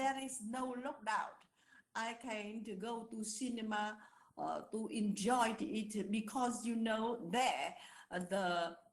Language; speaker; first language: English; non-native, learner; Vietnamese